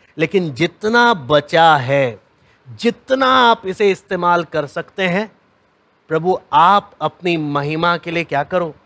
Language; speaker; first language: Hindi; native; Hindi